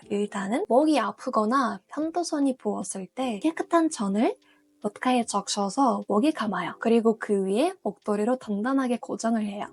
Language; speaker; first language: Korean; non-native, fluent; Russian